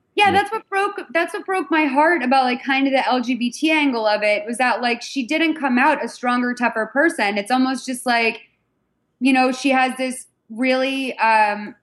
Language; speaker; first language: English; native; English